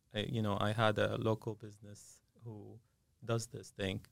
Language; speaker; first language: English; non-native, fluent; Arabic